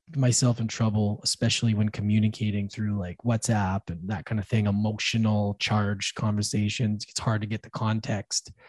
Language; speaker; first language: English; native; English